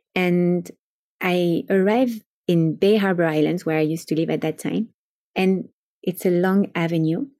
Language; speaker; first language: English; non-native, fluent; French